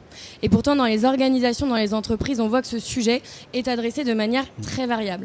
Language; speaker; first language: French; native; French